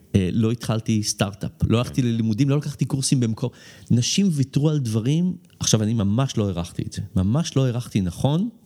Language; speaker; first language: Hebrew; early bilingual, other home language; English